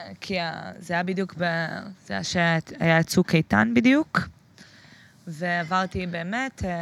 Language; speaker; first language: Hebrew; native; Hebrew